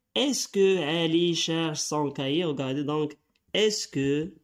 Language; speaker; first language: French; non-native, local second language; Arabic